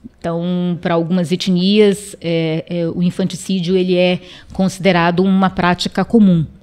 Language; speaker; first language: Portuguese; non-native, local second language; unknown